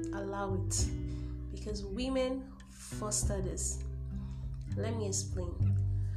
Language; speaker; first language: English; non-native, local second language; Igbo